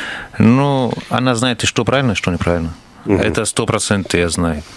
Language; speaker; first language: Russian; non-native, learner; Arabic